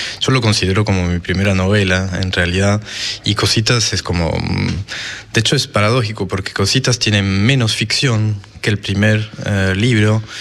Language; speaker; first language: Spanish; non-native, fluent; French